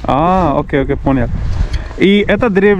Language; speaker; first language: Russian; non-native, learner; Hindi